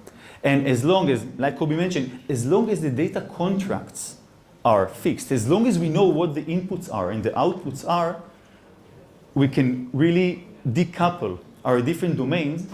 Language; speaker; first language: English; non-native, fluent; Hebrew